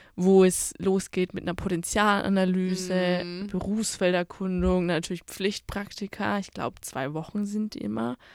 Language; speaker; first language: German; native; German